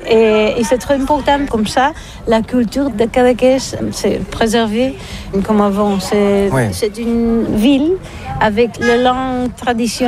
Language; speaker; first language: French; non-native, learner; Catalan